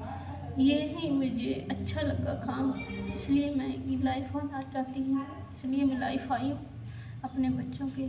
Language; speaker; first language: Hindi; native; Hindi